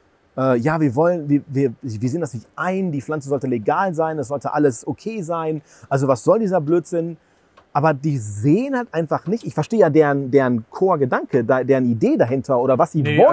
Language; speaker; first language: German; native; German